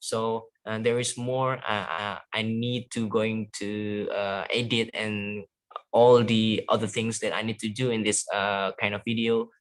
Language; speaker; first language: English; non-native, fluent; Indonesian